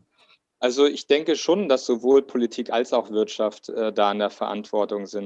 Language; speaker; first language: German; native; German